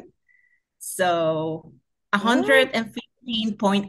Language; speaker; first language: English; non-native, fluent; Spanish